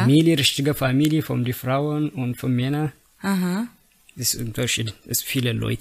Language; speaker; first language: German; non-native, learner; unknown